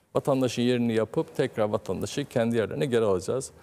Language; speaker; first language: Turkish; native; Turkish